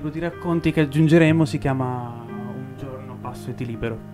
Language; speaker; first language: Italian; native; Italian